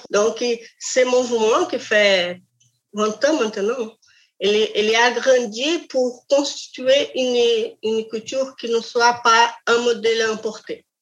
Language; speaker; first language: French; non-native, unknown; Portuguese